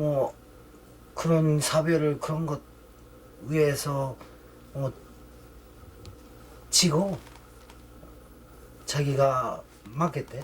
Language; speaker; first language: Korean; early bilingual, heritage; Korean